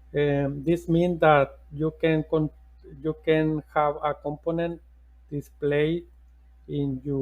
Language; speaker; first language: English; non-native, learner; Spanish